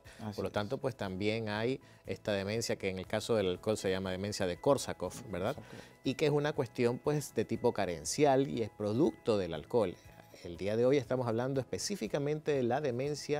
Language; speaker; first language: Spanish; native; Spanish